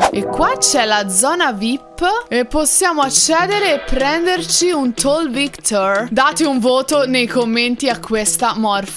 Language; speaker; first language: Italian; native; Italian